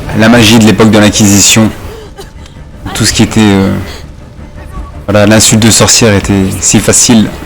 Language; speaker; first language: French; native; French